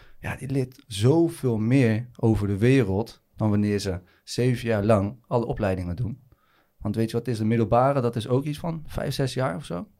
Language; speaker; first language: Dutch; native; Dutch